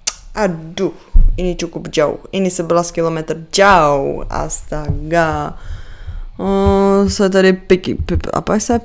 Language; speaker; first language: Indonesian; non-native, fluent; Czech